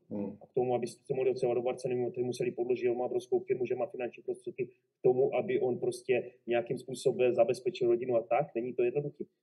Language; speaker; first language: Czech; native; Czech